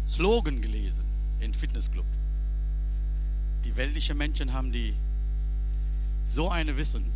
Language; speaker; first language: German; non-native, learner; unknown